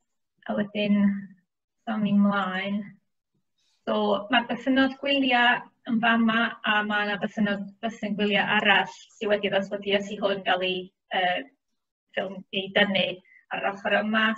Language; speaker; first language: Welsh; native; Welsh